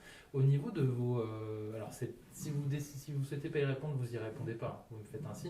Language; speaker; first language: French; native; French